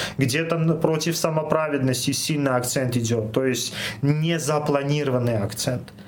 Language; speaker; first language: Russian; non-native, local second language; Armenian